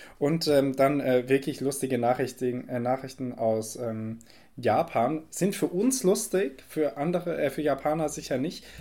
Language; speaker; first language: German; native; German